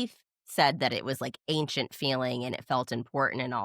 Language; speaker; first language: English; native; English